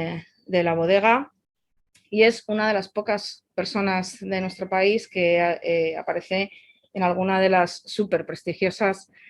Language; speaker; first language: Spanish; native; Spanish